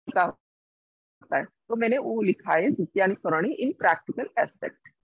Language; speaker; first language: Hindi; non-native, local second language; Odia